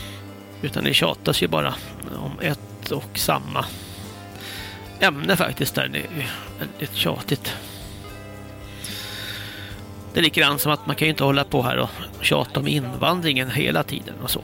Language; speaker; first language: Swedish; native; Swedish